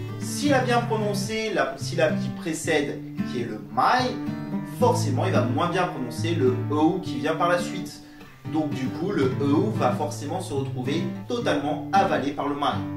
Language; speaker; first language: French; native; French